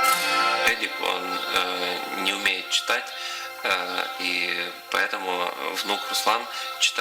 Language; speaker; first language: Russian; native; Russian